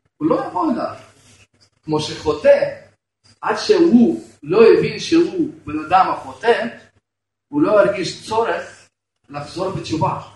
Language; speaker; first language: Hebrew; non-native, fluent; Russian